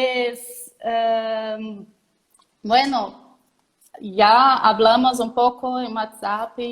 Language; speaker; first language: Spanish; non-native, learner; Portuguese